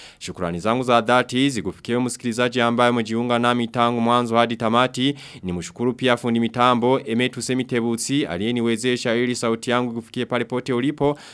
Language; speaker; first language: Swahili; non-native, local second language; Rundi